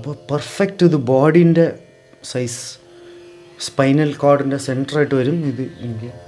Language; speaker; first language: Tamil; non-native, learner; Malayalam